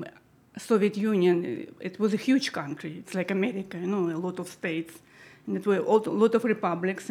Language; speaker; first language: English; non-native, learner; Russian